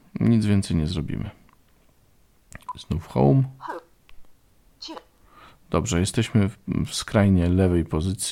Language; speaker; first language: Polish; native; Polish